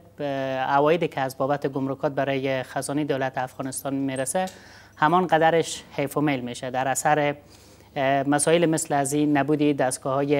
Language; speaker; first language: Persian; native; Persian